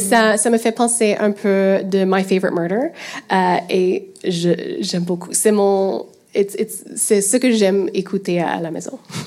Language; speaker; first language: French; non-native, fluent; English